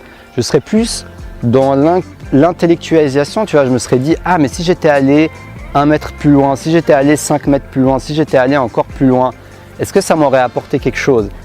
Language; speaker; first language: French; native; French